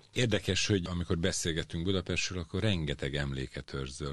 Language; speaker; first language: Hungarian; native; Hungarian